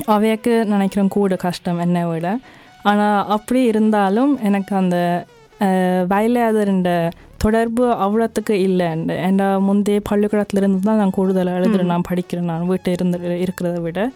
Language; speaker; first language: Tamil; early bilingual, heritage; Norwegian